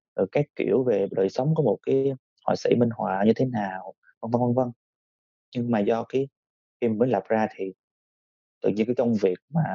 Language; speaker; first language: Vietnamese; native; Vietnamese